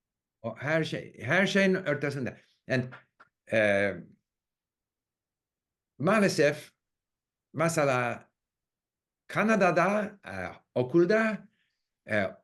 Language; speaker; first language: Turkish; non-native, learner; English